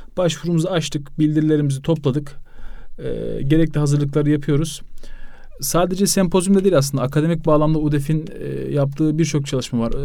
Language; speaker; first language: Turkish; native; Turkish